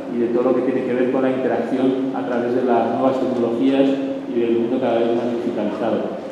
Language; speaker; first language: Spanish; native; Spanish